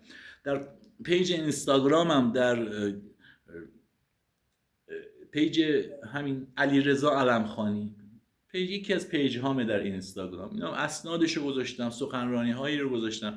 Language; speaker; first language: Persian; native; Persian